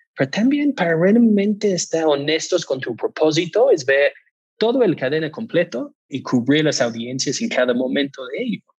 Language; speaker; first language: Spanish; non-native, fluent; English